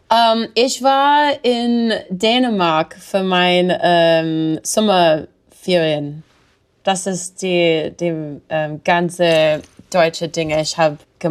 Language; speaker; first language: German; non-native, learner; English